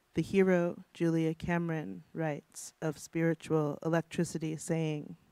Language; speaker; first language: English; native; English